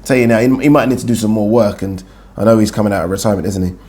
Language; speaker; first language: English; native; English